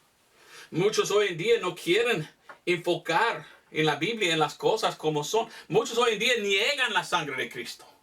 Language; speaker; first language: Spanish; non-native, fluent; English